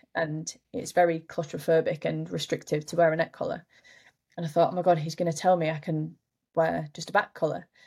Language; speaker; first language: English; native; English